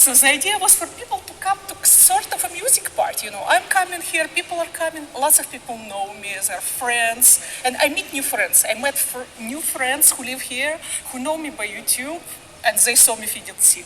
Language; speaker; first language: English; non-native, fluent; Russian